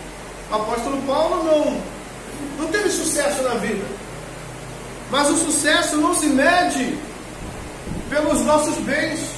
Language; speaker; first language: Portuguese; native; Portuguese